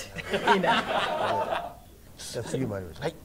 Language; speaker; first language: Japanese; native; Japanese